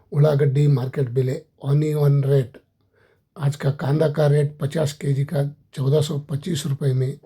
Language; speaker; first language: Hindi; non-native, local second language; Kannada